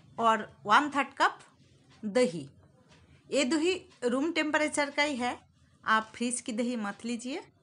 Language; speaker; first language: Hindi; non-native, local second language; Bangla